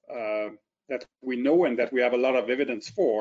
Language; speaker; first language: English; non-native, fluent; French